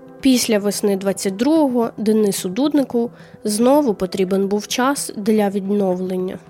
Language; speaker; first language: Ukrainian; native; Ukrainian